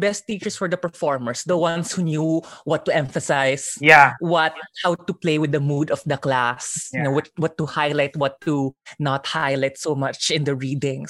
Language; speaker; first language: English; non-native, local second language; Filipino